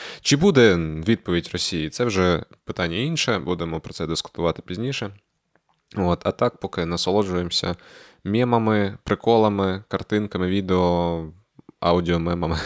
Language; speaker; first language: Ukrainian; non-native, local second language; Russian